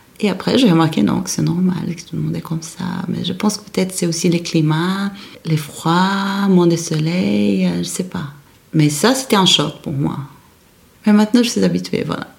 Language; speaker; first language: French; non-native, fluent; Portuguese